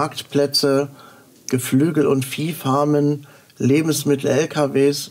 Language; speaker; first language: German; native; German